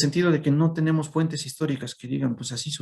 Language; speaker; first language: Spanish; native; Spanish